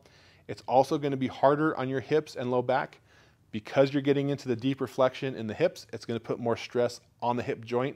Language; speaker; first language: English; native; English